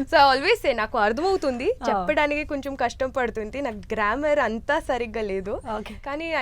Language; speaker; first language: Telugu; non-native, learner; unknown